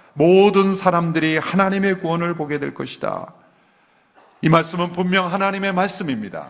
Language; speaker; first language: Korean; native; Korean